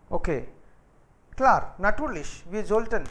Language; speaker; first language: German; non-native, fluent; Hindi